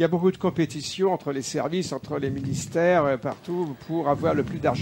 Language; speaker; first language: French; native; French